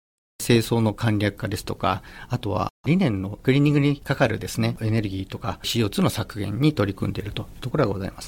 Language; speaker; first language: Japanese; native; Japanese